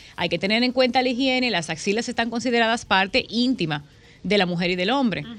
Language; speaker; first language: Spanish; native; Spanish